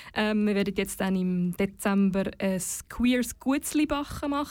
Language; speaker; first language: German; native; German